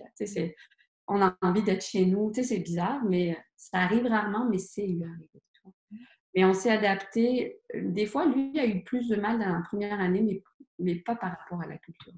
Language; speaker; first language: French; native; French